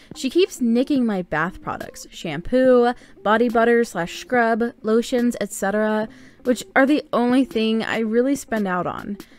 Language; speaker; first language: English; native; English